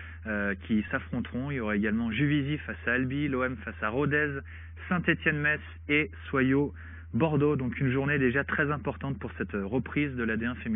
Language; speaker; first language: French; native; French